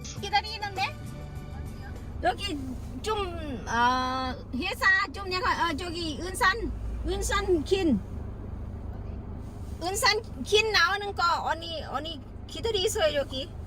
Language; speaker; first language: Korean; non-native, learner; Thai